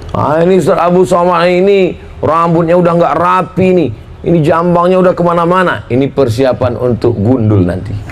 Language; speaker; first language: Indonesian; native; Indonesian